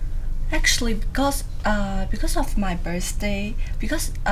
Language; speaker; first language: English; non-native, learner; Chinese